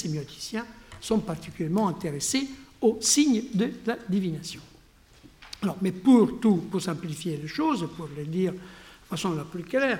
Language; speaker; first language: French; non-native, fluent; Italian